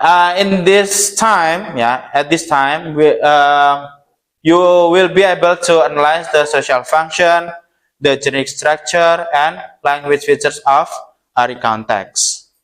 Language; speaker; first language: English; non-native, learner; Indonesian